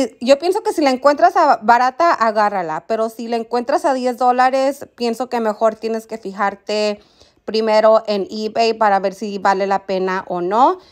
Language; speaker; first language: Spanish; early bilingual, heritage; Spanish